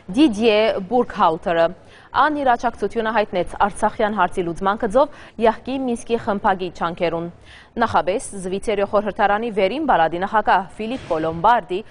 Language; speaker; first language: Armenian; early bilingual, heritage; Armenian